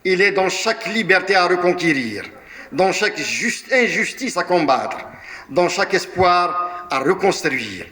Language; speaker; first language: French; non-native, local second language; Kabyle